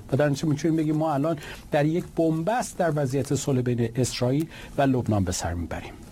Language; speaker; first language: Persian; native; Persian